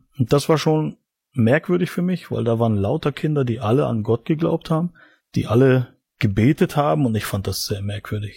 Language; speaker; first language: German; native; German